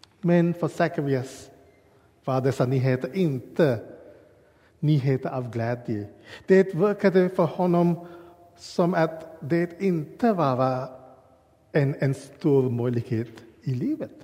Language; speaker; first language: Swedish; non-native, learner; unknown